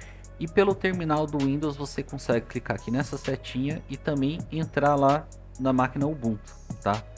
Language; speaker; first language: Portuguese; native; Portuguese